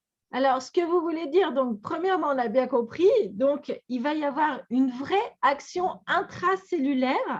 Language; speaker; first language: French; native; French